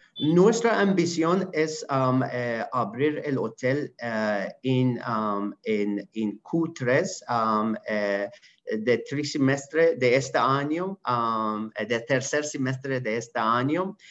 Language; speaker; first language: Spanish; non-native, learner; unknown